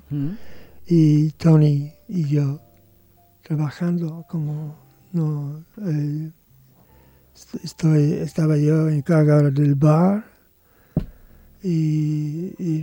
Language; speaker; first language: Spanish; non-native, learner; English